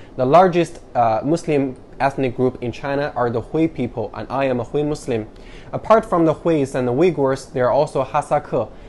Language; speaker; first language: English; non-native, fluent; Chinese